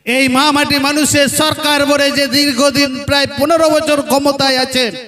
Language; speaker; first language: Bangla; non-native, local second language; Santali